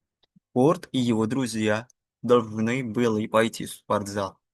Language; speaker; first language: Russian; non-native, fluent; Indonesian